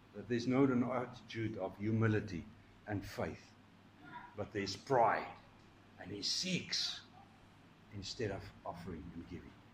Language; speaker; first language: English; non-native, local second language; Afrikaans